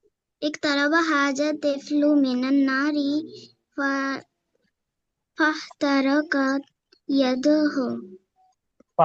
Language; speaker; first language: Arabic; non-native, learner; Bangla